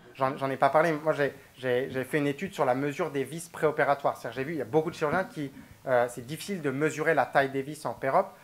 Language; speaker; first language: French; native; French